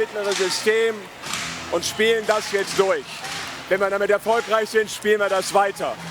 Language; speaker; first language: German; native; German